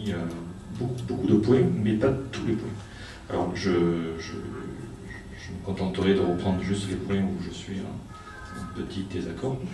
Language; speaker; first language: French; native; French